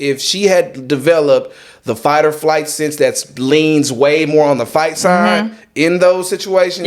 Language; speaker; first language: English; native; English